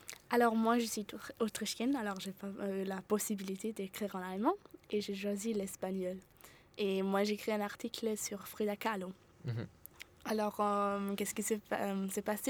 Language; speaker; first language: French; non-native, fluent; German